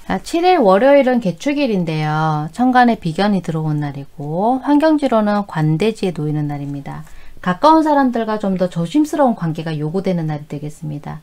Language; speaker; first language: Korean; native; Korean